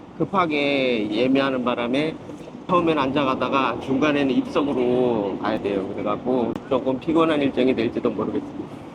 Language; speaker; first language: Korean; native; Korean